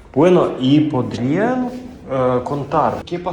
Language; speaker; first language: Spanish; non-native, fluent; Russian